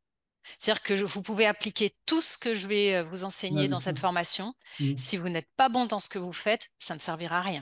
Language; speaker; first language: French; native; French